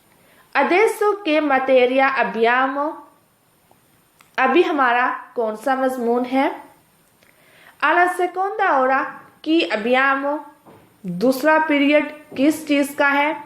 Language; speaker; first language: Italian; non-native, fluent; Urdu